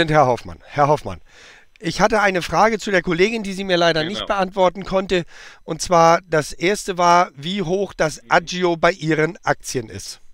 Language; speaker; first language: German; native; German